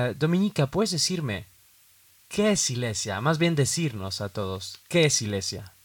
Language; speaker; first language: Spanish; native; Spanish